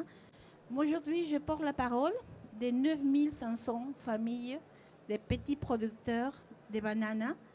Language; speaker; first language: French; non-native, fluent; Spanish